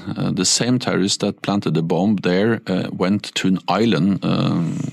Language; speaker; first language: English; non-native, fluent; Norwegian